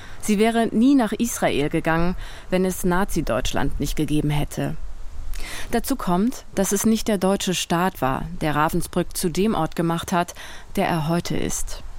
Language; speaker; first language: German; native; German